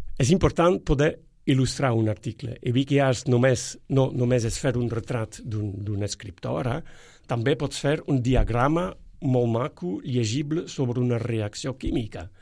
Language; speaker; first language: Catalan; non-native, fluent; Dutch